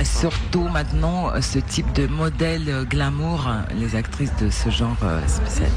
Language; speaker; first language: French; non-native, learner; Russian